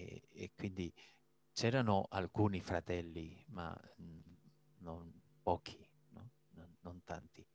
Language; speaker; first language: Italian; non-native, fluent; Spanish